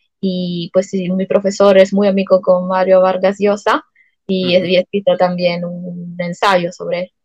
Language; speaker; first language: Spanish; non-native, fluent; Italian